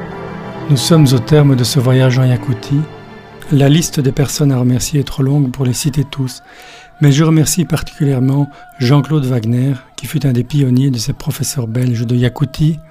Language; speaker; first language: French; native; French